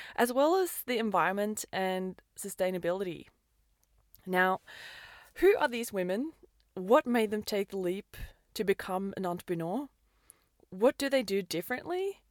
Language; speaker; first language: English; non-native, fluent; Norwegian